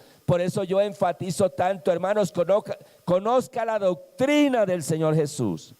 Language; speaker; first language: Spanish; native; Spanish